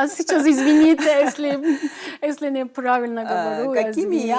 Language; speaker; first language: Russian; non-native, learner; Turkish